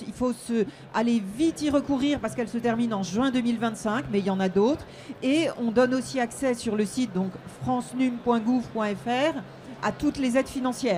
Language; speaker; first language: French; native; French